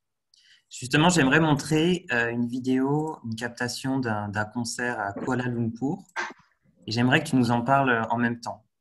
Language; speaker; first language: French; native; French